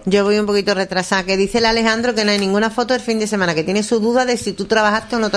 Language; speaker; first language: Spanish; native; Spanish